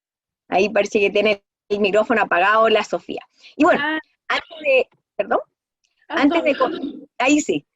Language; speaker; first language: Spanish; native; Spanish